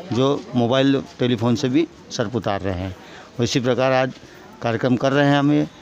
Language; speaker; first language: Hindi; native; Hindi